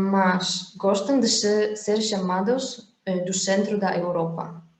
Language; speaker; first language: Portuguese; non-native, fluent; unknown